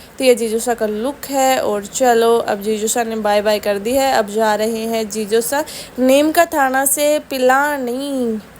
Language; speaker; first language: Hindi; native; Hindi